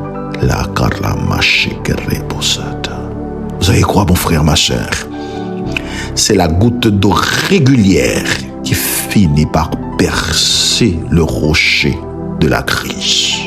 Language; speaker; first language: French; non-native, local second language; Haitian Creole